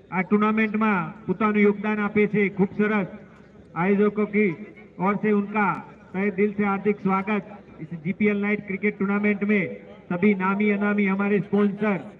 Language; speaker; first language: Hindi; non-native, local second language; Gujarati